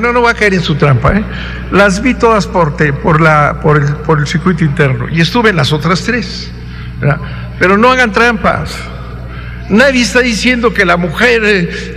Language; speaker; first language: Spanish; native; Spanish